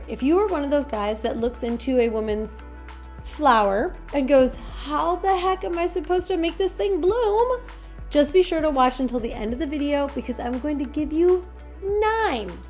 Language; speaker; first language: English; native; English